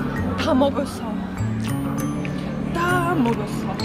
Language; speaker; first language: Korean; non-native, learner; Russian